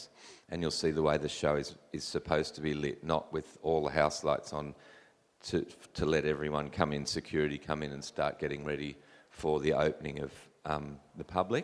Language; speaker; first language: English; native; English